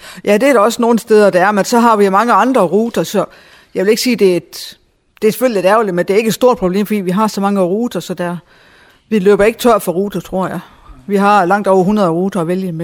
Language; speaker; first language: Danish; native; Danish